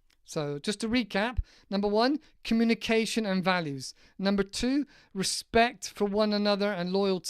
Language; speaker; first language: English; native; English